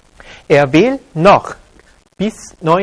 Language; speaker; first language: German; non-native, fluent; Korean